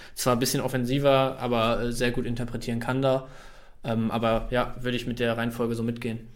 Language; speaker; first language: German; native; German